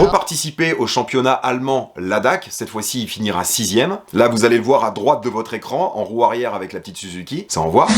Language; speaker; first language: French; native; French